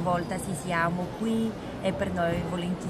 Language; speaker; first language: Italian; non-native, fluent; Bulgarian